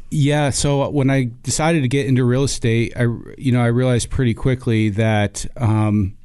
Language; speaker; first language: English; native; English